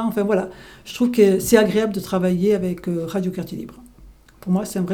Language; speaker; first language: French; native; French